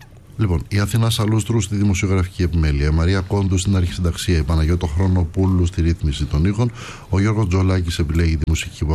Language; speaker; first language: Greek; native; Greek